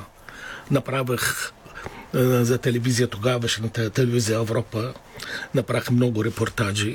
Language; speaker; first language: Bulgarian; non-native, fluent; Arabic